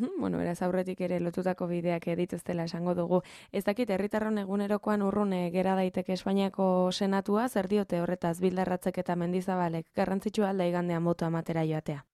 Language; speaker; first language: Basque; native; Basque